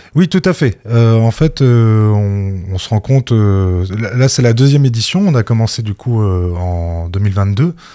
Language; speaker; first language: French; native; French